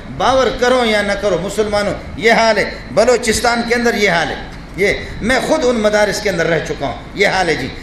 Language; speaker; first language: Urdu; non-native, local second language; Brahui